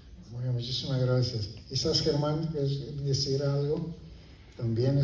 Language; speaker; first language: Spanish; non-native, fluent; Papiamento